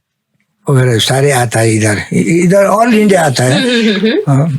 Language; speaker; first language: Hindi; non-native, learner; Nepali